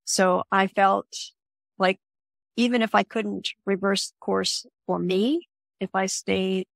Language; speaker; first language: English; native; English